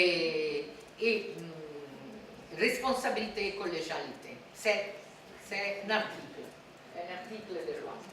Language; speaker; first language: French; non-native, fluent; Italian